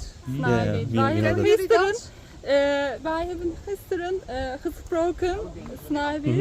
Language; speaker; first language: Dutch; non-native, learner; Turkish